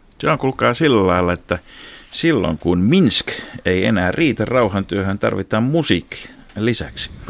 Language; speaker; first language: Finnish; native; Finnish